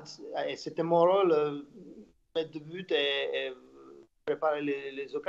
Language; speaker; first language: French; non-native, fluent; Slovak